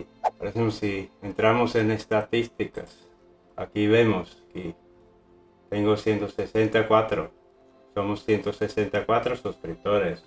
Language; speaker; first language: Spanish; non-native, fluent; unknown